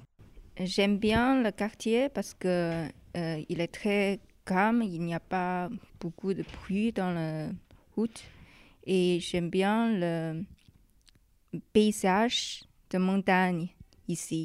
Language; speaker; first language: French; non-native, fluent; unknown